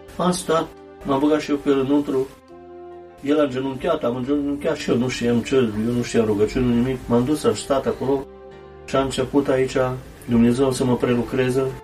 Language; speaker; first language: Romanian; early bilingual, heritage; Romanian